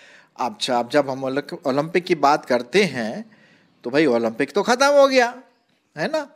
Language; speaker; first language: Hindi; non-native, local second language; Marathi